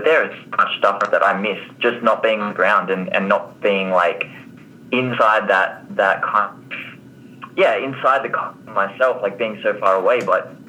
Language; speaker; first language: English; native; English